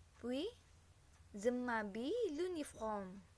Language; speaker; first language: French; non-native, learner; Indonesian